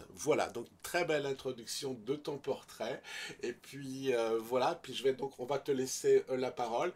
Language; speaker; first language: French; native; French